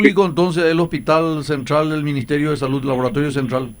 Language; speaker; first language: Spanish; native; Spanish